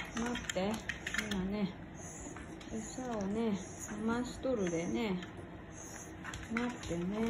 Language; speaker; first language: Japanese; native; Japanese